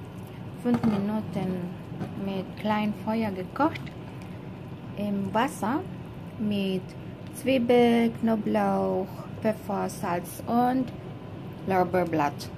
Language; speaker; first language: German; non-native, learner; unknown